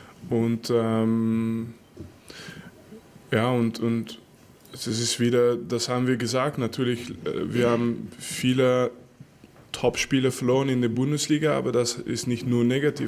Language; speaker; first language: German; non-native, fluent; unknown